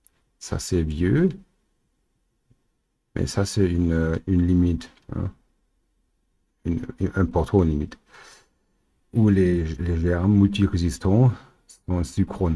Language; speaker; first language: French; non-native, learner; German